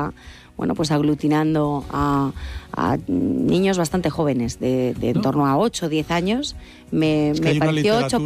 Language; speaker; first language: Spanish; native; Spanish